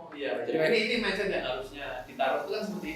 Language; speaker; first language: Indonesian; native; Indonesian